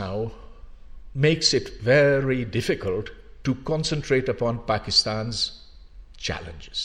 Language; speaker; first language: English; non-native, local second language; Urdu